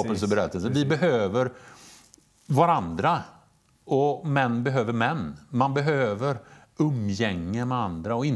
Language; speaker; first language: Swedish; native; Swedish